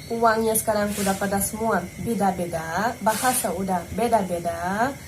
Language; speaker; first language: Indonesian; non-native, fluent; Russian